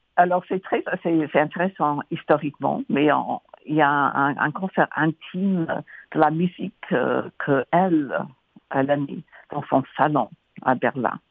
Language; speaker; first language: French; non-native, fluent; English